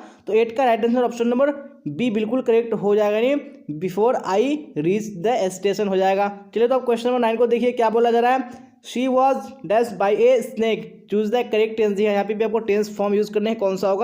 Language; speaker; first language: Hindi; native; Hindi